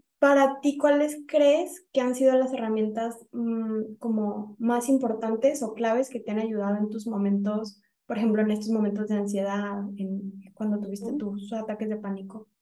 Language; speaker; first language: Spanish; native; Spanish